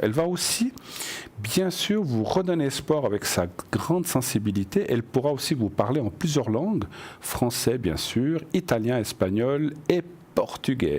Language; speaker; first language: French; native; French